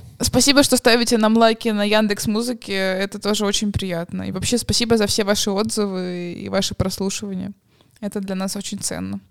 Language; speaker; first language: Russian; native; Russian